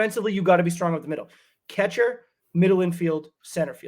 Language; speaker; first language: English; native; English